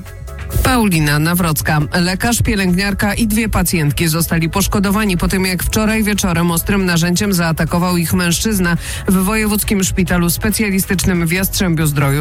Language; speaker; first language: Polish; native; Polish